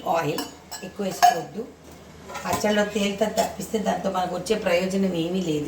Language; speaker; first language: Telugu; native; Telugu